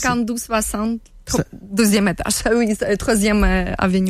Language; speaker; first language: French; non-native, learner; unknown